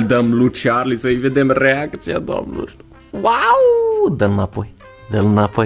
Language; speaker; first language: Romanian; native; Romanian